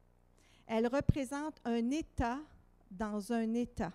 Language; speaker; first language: French; native; French